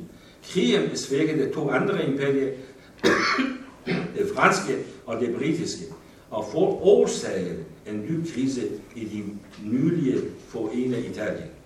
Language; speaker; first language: Danish; non-native, fluent; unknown